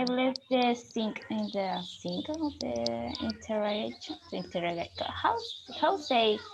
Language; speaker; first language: English; non-native, learner; Spanish